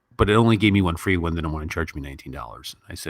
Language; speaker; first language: English; native; English